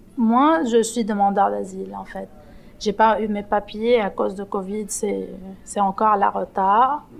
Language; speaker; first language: French; non-native, local second language; Arabic